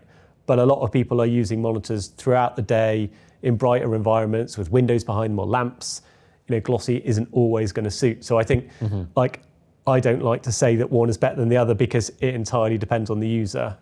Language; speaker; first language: English; native; English